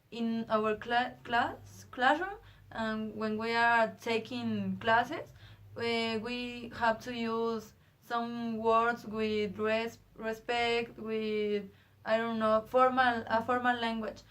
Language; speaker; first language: English; non-native, learner; Spanish